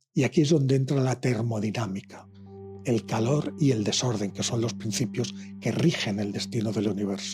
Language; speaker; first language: Spanish; native; Spanish